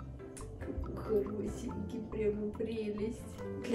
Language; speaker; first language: Russian; early bilingual, heritage; Russian